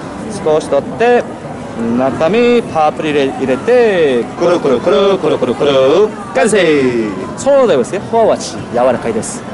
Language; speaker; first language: Japanese; non-native, learner; Korean